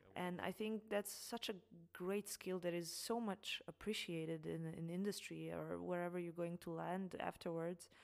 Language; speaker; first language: English; non-native, fluent; Serbian